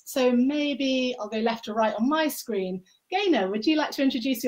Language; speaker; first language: English; native; English